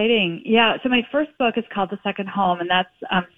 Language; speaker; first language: English; native; English